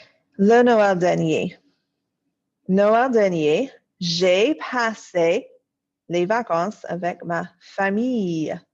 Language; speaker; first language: French; non-native, fluent; English